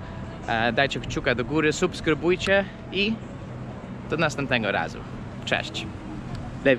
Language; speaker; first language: Polish; early bilingual, heritage; English